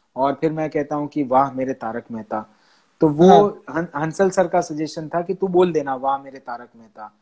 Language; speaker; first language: Hindi; non-native, local second language; Gujarati